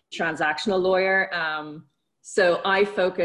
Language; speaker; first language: English; native; English